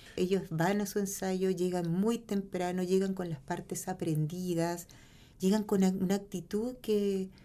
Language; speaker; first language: Spanish; native; Spanish